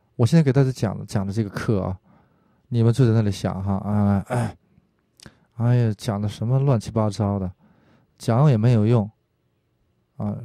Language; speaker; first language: Chinese; non-native, fluent; Korean